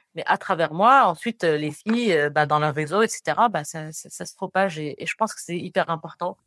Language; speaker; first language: French; non-native, local second language; Arabic